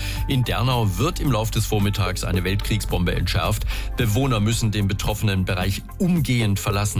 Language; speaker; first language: German; native; German